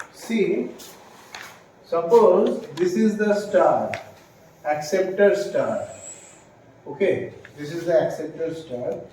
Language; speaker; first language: English; non-native, local second language; Bangla